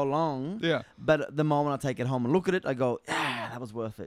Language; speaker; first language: English; non-native, fluent; Norwegian